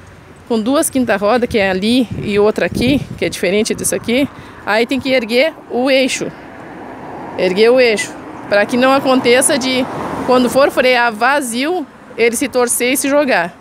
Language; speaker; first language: Portuguese; native; Portuguese